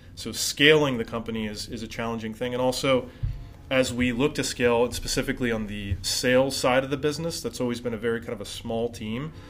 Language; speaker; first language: English; native; English